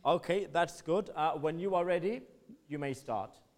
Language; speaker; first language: English; early bilingual, other home language; Urdu